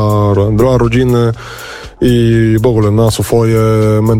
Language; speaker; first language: Polish; non-native, fluent; Spanish